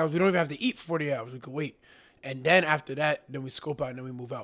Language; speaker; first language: English; native; English